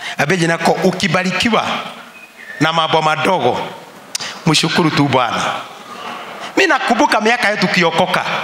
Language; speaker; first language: Swahili; non-native, local second language; Kikuyu